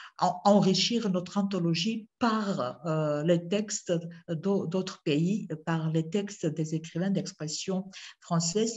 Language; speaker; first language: French; non-native, fluent; Georgian